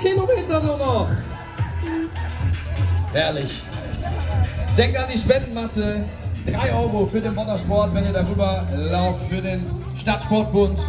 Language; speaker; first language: German; native; German